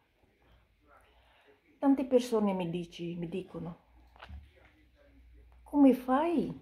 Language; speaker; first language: Italian; non-native, fluent; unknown